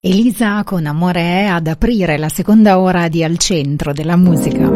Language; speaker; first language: Italian; native; Italian